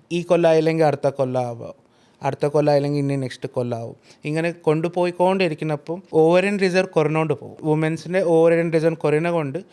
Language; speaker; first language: Malayalam; early bilingual, heritage; Malayalam